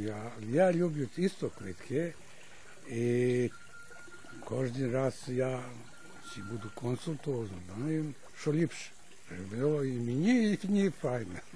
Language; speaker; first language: Ukrainian; early bilingual, heritage; Ukrainian